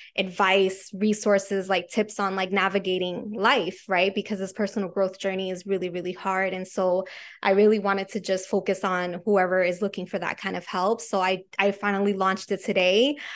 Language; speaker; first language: English; native; English